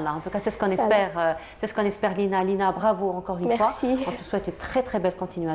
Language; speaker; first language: French; native; French